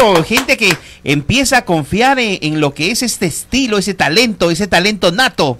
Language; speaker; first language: Spanish; native; Spanish